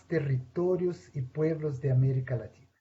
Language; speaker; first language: Spanish; non-native, fluent; Portuguese